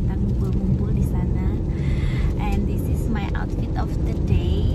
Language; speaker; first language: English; non-native, learner; Indonesian